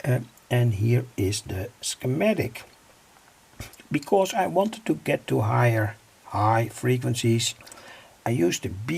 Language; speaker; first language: English; non-native, fluent; Dutch